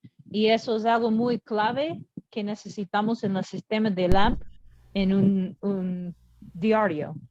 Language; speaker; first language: Spanish; non-native, learner; English